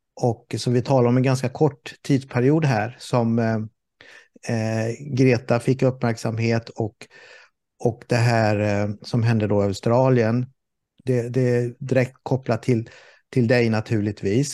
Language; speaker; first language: Swedish; native; Swedish